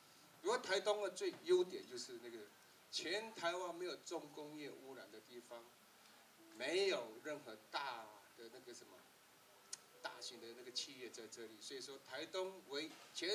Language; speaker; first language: Chinese; native; Chinese